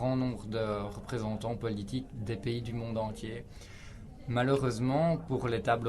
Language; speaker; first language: French; native; French